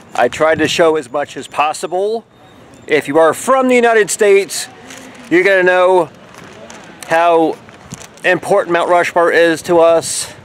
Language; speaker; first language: English; native; English